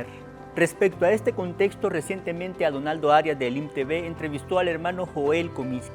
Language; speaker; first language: Spanish; native; Spanish